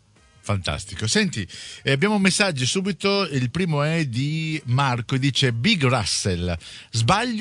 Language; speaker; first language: Italian; native; Italian